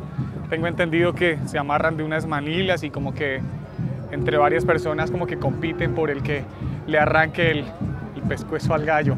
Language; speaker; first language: Spanish; native; Spanish